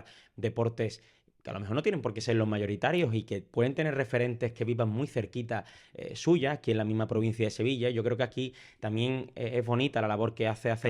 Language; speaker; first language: Spanish; native; Spanish